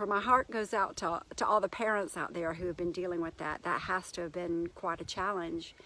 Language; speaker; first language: English; native; English